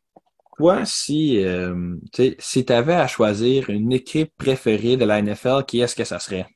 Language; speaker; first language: French; native; French